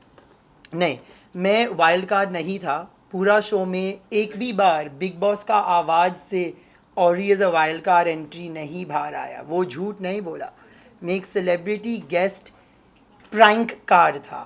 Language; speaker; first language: Hindi; non-native, local second language; English